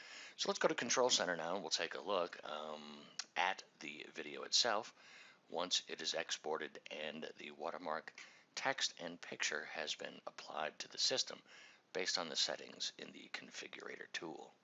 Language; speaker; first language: English; native; English